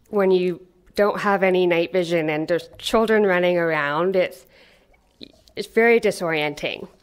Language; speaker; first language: English; native; English